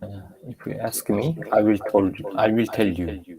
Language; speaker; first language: English; non-native, learner; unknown